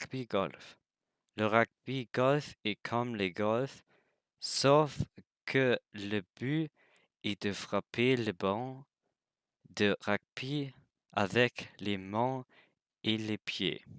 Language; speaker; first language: French; non-native, learner; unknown